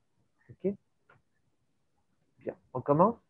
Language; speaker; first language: French; native; French